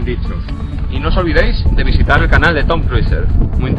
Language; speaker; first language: Spanish; native; Spanish